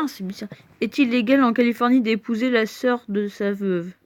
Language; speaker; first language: French; native; French